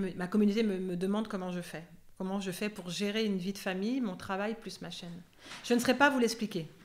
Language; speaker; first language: French; native; French